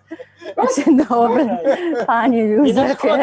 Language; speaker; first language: Polish; non-native, learner; English